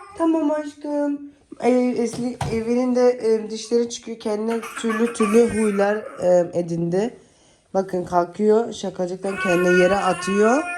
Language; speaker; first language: Turkish; early bilingual, heritage; Turkish